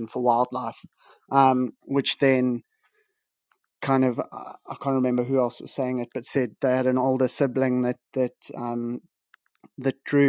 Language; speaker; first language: English; native; English